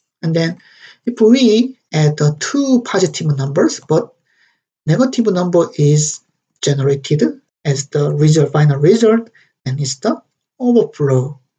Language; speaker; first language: English; non-native, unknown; Korean